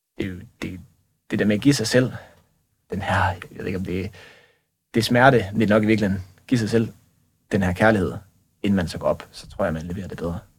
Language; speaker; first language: Danish; native; Danish